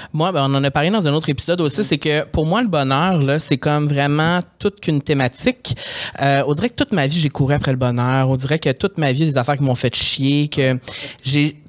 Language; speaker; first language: French; native; French